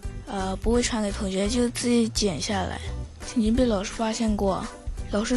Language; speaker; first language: Chinese; native; Chinese